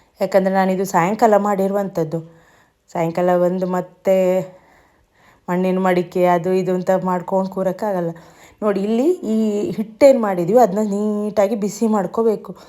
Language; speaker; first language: Kannada; non-native, local second language; Tulu